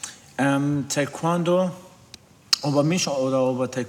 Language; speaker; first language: German; non-native, learner; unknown